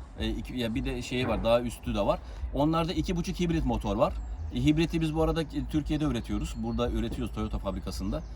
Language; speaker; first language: Turkish; early bilingual, heritage; Turkish